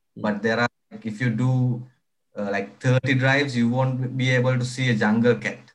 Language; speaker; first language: English; non-native, local second language; Sinhala